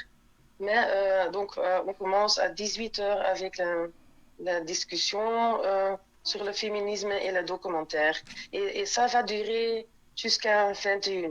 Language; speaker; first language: French; non-native, local second language; Dutch